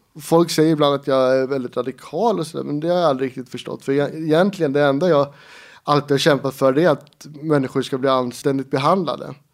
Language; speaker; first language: Swedish; native; Swedish